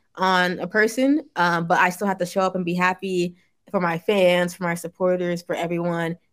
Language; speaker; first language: English; early bilingual, other home language; Yoruba